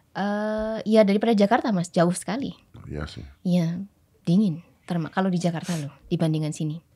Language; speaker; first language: Indonesian; native; Indonesian